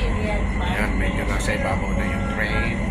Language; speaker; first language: Filipino; native; Filipino